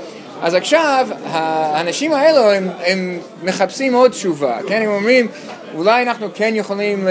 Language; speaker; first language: Hebrew; non-native, fluent; English